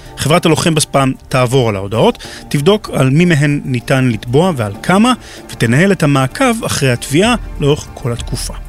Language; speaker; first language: Hebrew; native; Hebrew